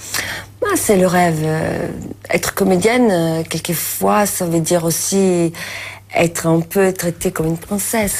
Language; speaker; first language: French; non-native, fluent; Italian